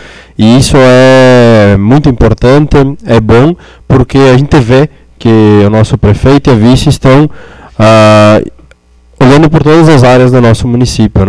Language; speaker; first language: Portuguese; native; Portuguese